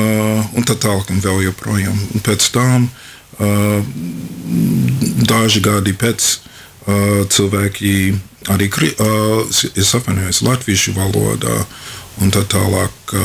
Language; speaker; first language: Latvian; non-native, fluent; English